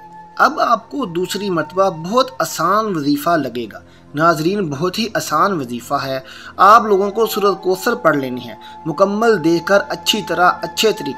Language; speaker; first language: Urdu; native; Urdu